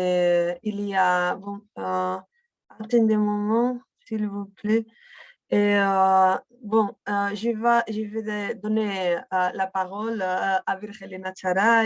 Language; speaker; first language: French; non-native, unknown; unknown